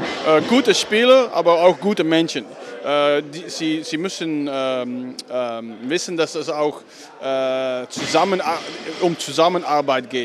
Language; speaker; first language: German; non-native, fluent; English